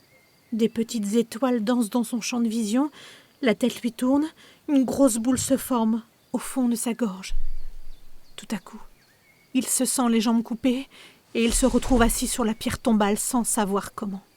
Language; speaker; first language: French; native; French